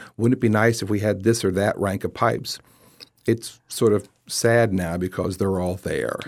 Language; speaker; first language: English; native; English